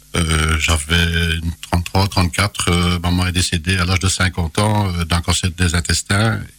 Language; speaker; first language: French; native; French